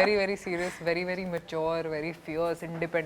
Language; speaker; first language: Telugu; non-native, fluent; Hindi